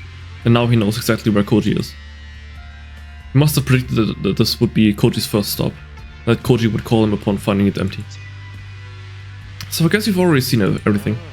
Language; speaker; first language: English; native; English